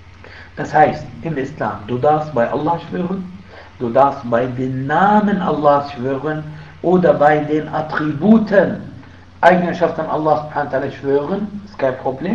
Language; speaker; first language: German; non-native, fluent; Arabic